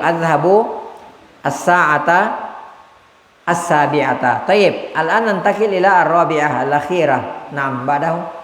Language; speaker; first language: Arabic; non-native, fluent; Indonesian